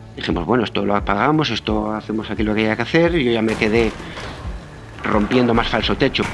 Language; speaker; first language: Spanish; native; Spanish